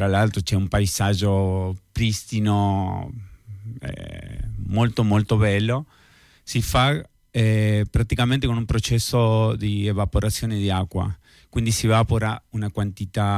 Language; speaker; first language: Italian; non-native, fluent; Spanish